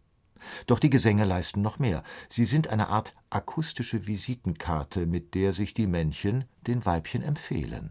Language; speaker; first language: German; native; German